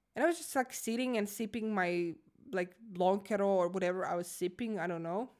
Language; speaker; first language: English; non-native, fluent; Croatian